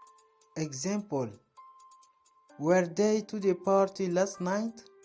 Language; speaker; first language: English; non-native, fluent; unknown